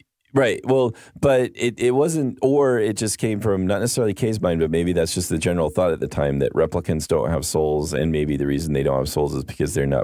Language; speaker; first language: English; native; English